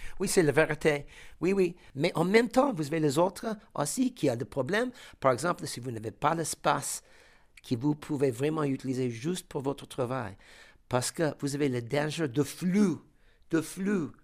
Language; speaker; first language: French; non-native, fluent; English